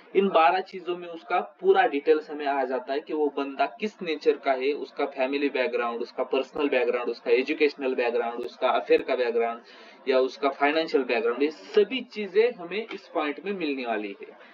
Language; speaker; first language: Hindi; non-native, local second language; Marathi